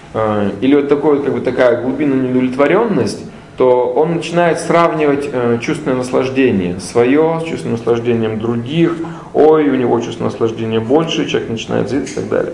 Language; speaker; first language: Russian; native; Russian